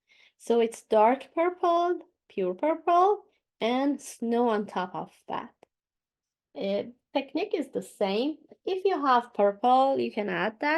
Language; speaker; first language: English; non-native, fluent; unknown